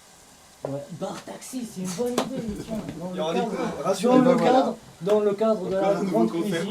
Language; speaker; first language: French; native; French